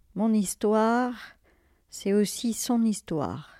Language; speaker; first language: French; native; French